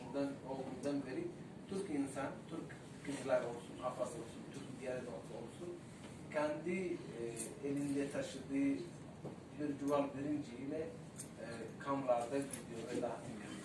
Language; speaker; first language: Turkish; non-native, fluent; Somali